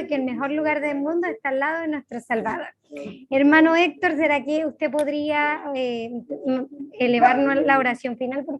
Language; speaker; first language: Spanish; native; Spanish